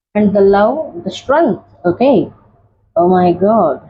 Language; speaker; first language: English; non-native, local second language; Telugu